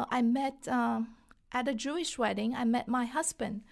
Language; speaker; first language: English; non-native, fluent; Chinese